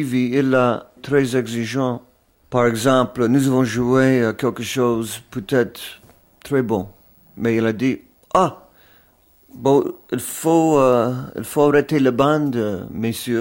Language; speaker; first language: French; non-native, fluent; English